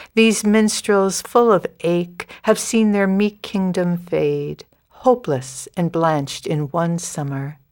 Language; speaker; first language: English; native; English